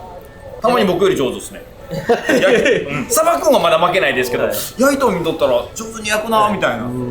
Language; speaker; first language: Japanese; native; Japanese